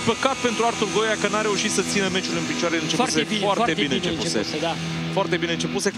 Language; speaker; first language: Romanian; native; Romanian